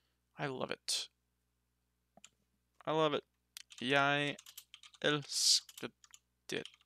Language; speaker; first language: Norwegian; non-native, learner; English